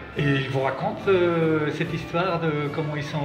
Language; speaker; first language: French; native; French